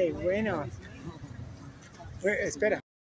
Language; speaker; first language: Spanish; non-native, learner; English